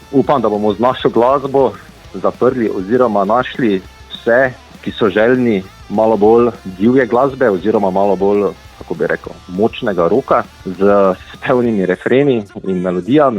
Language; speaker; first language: Slovenian; native; Slovenian